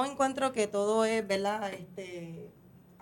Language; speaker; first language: Spanish; native; Spanish